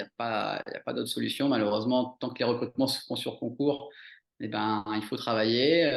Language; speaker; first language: French; native; French